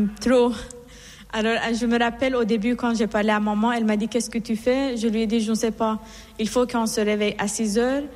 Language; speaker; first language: French; non-native, fluent; Persian